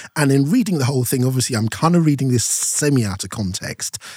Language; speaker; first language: English; non-native, local second language; Yoruba